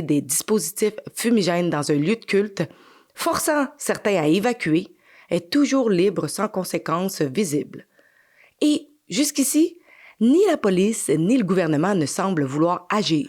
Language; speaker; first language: French; native; French